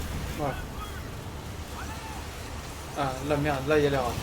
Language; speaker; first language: French; native; French